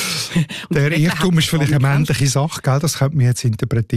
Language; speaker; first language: German; native; German